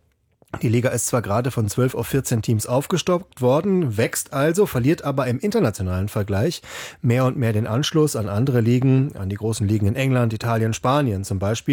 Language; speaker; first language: German; native; German